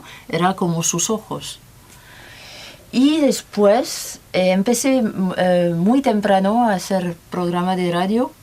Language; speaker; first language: Spanish; non-native, learner; French